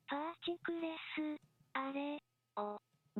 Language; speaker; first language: Japanese; non-native, learner; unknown